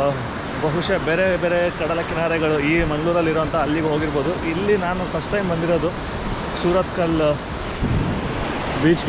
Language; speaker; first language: Kannada; native; Kannada